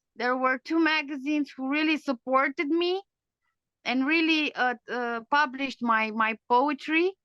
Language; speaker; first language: English; non-native, fluent; Romanian